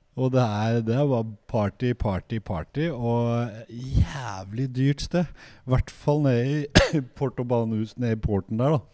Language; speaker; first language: Norwegian; native; Norwegian